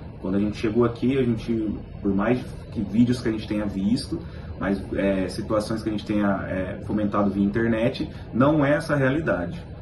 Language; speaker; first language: Portuguese; native; Portuguese